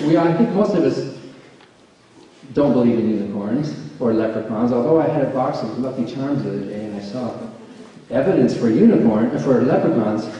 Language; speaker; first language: English; native; English